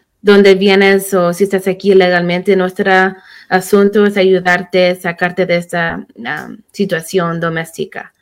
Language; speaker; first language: Spanish; early bilingual, heritage; Spanish